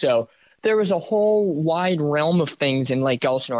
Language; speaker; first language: English; native; English